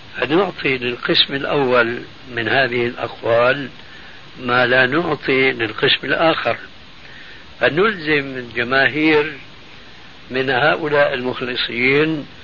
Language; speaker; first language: Arabic; early bilingual, other home language; Albanian